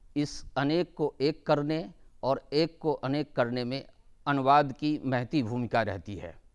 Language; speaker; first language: Hindi; non-native, local second language; Maithili